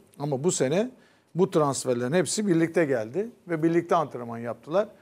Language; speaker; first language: Turkish; native; Turkish